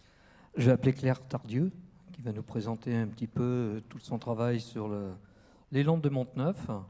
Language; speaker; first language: French; native; French